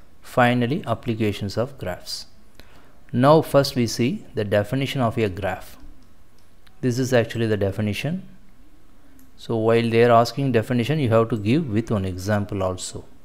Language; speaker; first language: English; non-native, local second language; Tamil